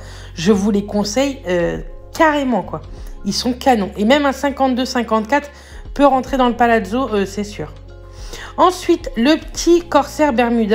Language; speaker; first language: French; native; French